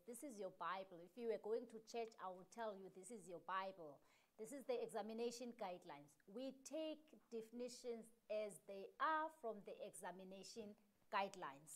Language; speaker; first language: English; non-native, local second language; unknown